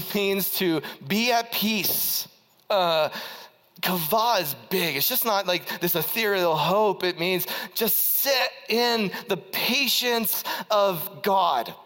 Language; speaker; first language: English; native; English